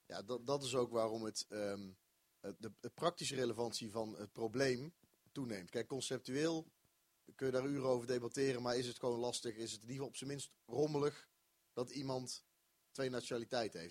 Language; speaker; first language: Dutch; native; Dutch